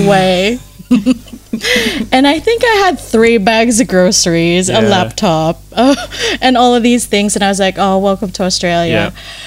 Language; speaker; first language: English; non-native, local second language; Filipino